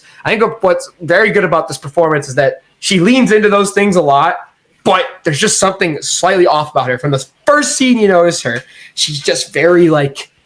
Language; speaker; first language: English; native; English